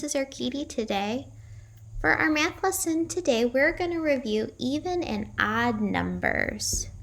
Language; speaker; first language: English; native; English